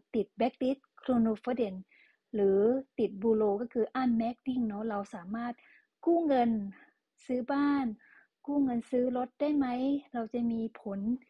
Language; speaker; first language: Thai; native; Thai